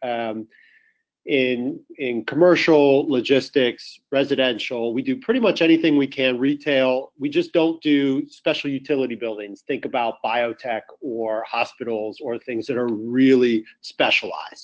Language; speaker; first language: English; native; English